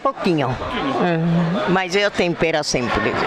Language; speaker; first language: Portuguese; non-native, local second language; Japanese